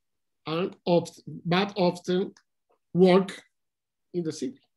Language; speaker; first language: English; non-native, learner; Spanish